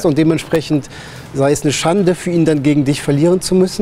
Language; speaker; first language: German; native; German